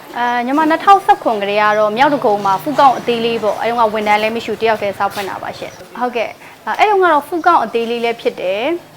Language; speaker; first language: Burmese; non-native, local second language; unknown